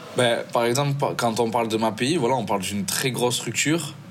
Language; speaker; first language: French; native; French